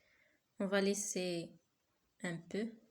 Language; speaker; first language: French; non-native, learner; Arabic